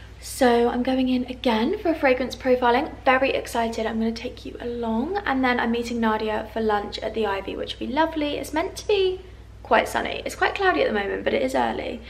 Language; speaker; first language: English; native; English